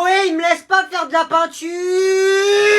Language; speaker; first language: French; native; French